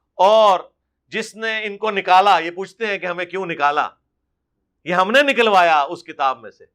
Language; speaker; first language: Urdu; non-native, local second language; Punjabi